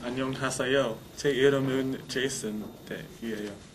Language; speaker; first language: Korean; non-native, learner; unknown